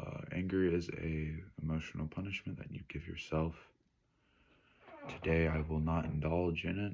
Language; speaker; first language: English; native; English